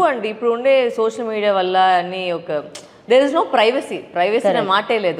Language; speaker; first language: Telugu; non-native, local second language; Tamil